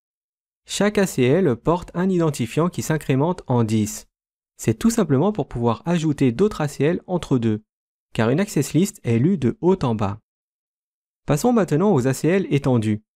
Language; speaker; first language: French; native; French